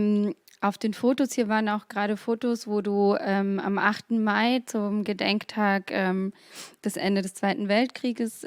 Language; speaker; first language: German; native; German